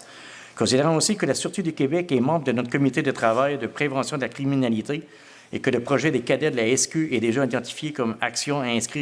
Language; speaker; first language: French; native; French